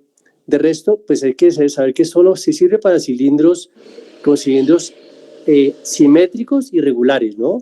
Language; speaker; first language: Spanish; native; Spanish